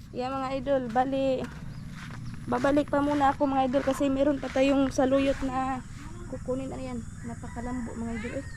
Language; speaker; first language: Filipino; native; Filipino